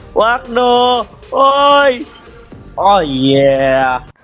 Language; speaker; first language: Filipino; non-native, local second language; Cebuano